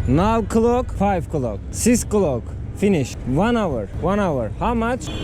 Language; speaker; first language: English; non-native, learner; Turkish